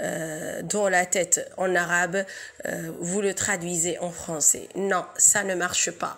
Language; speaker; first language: French; non-native, local second language; Arabic